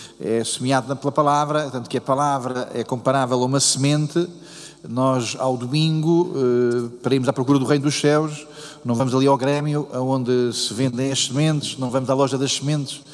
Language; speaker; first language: Portuguese; native; Portuguese